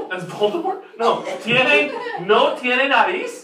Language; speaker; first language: Spanish; non-native, fluent; English